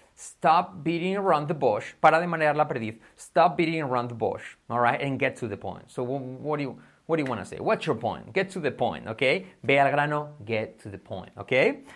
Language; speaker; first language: English; non-native, fluent; Spanish